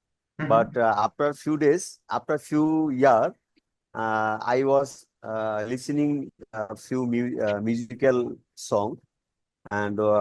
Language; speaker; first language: English; non-native, learner; Bangla